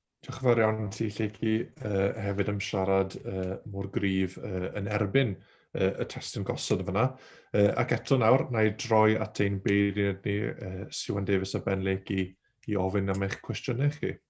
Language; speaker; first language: Welsh; native; Welsh